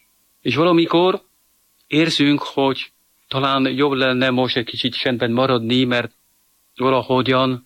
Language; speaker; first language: Hungarian; non-native, fluent; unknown